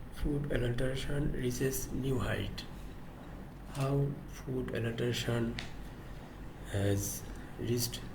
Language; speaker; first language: English; non-native, local second language; Bangla